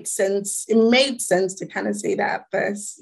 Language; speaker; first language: English; non-native, local second language; Krio